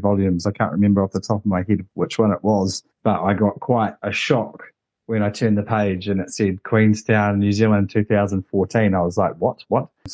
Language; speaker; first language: English; native; English